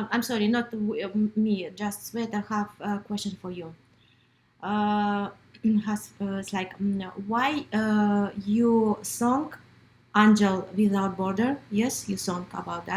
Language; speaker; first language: English; non-native, learner; Russian